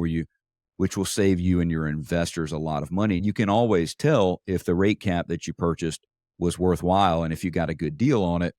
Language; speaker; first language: English; native; English